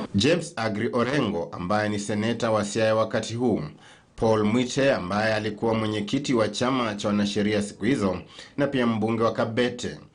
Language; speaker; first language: Swahili; native; Swahili